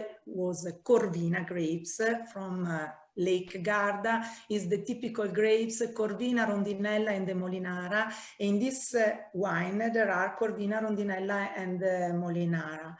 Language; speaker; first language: English; non-native, learner; Italian